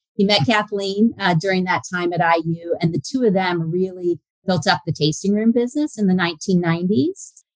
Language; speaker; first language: English; native; English